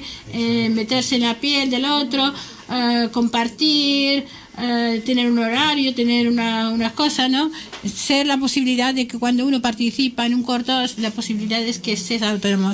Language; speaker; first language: Spanish; native; Spanish